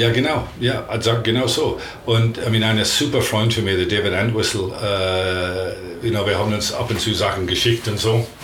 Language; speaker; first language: German; non-native, learner; English